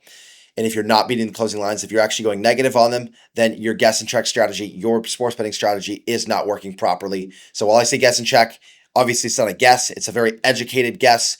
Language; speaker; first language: English; native; English